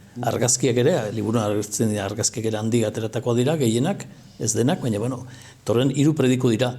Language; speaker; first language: Basque; native; Basque